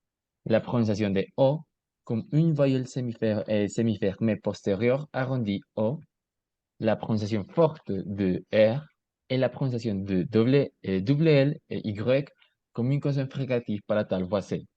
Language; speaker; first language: French; non-native, learner; Spanish